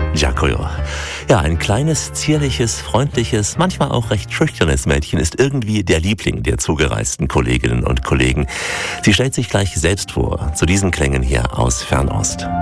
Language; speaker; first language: German; native; German